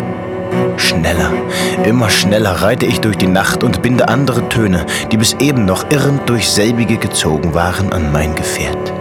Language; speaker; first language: German; native; German